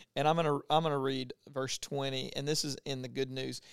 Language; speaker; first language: English; native; English